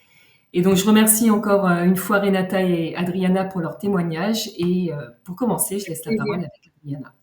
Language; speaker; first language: French; native; French